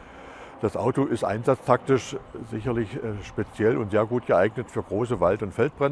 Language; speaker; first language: German; native; German